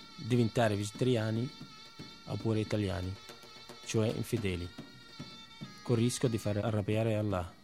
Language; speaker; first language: Italian; non-native, fluent; Arabic